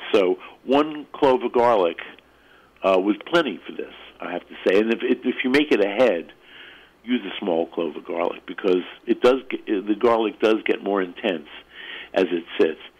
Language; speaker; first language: English; native; English